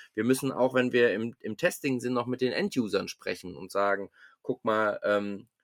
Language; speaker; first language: German; native; German